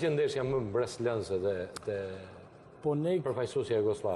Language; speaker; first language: Albanian; native; Albanian